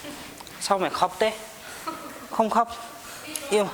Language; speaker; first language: Vietnamese; non-native, learner; Hindi